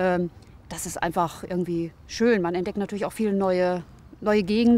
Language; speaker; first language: German; native; German